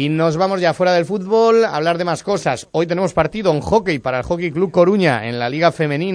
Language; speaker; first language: Spanish; native; Spanish